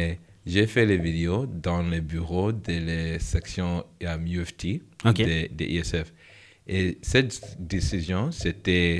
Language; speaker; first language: French; non-native, learner; English